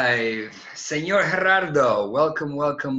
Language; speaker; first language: English; non-native, fluent; Albanian